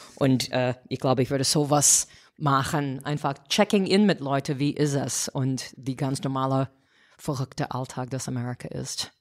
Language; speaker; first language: German; non-native, fluent; English